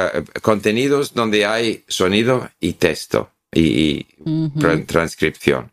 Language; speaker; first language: Spanish; non-native, fluent; English